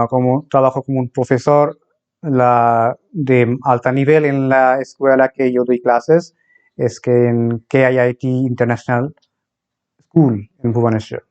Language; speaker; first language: Spanish; non-native, fluent; Bangla